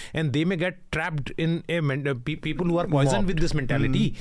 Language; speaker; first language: Hindi; native; Hindi